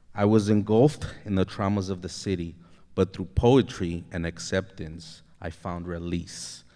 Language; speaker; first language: English; native; English